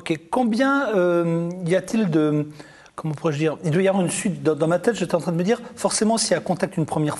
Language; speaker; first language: French; native; French